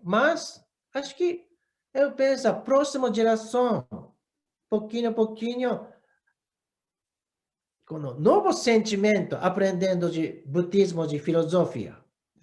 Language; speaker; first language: Portuguese; non-native, learner; Japanese